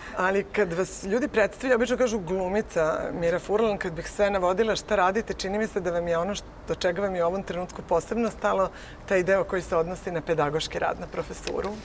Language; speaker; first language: Serbian; native; Serbian